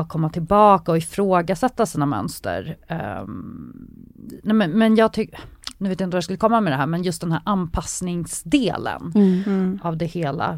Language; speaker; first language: Swedish; native; Swedish